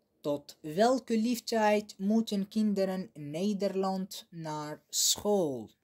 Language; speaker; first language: Dutch; non-native, learner; Arabic